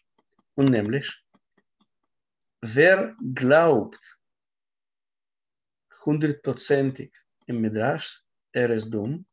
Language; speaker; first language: German; non-native, fluent; Russian